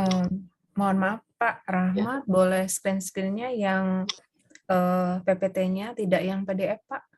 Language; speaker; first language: Indonesian; native; Indonesian